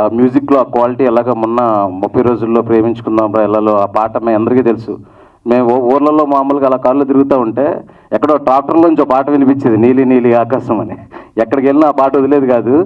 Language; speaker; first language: Telugu; native; Telugu